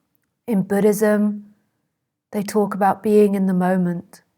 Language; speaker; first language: English; native; English